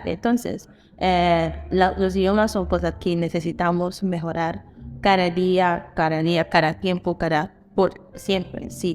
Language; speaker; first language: Spanish; non-native, fluent; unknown